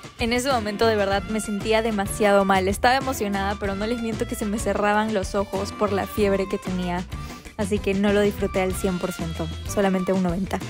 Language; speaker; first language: Spanish; native; Spanish